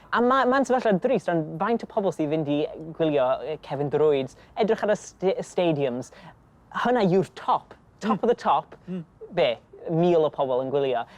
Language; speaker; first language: Welsh; non-native, local second language; English